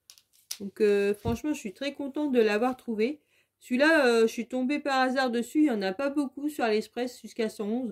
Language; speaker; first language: French; native; French